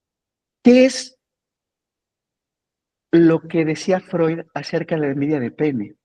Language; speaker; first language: Spanish; native; Spanish